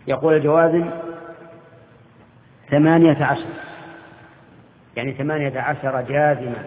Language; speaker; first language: Arabic; native; Arabic